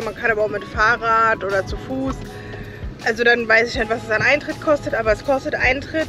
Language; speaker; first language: German; native; German